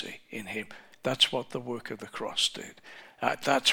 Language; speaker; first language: English; native; English